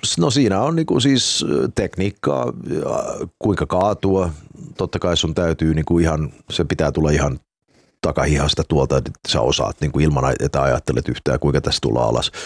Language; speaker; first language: Finnish; early bilingual, heritage; Finnish